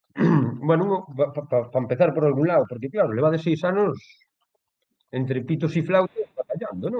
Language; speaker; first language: Spanish; non-native, local second language; Galician